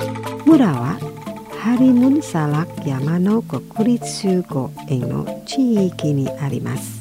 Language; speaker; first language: Japanese; non-native, fluent; Indonesian